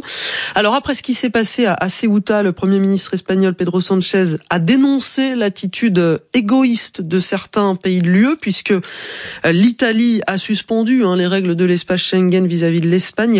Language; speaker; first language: French; native; French